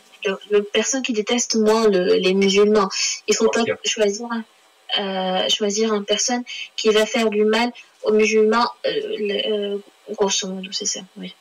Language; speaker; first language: French; non-native, learner; Arabic